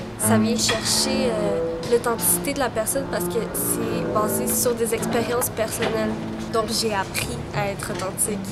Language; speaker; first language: French; early bilingual, other home language; Spanish